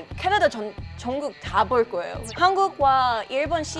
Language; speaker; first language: Korean; non-native, fluent; English